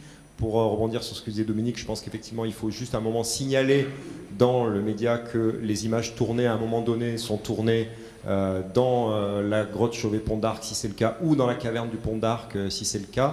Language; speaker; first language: French; native; French